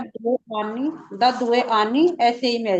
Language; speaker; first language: Italian; non-native, learner; Urdu